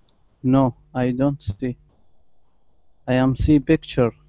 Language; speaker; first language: English; non-native, learner; Arabic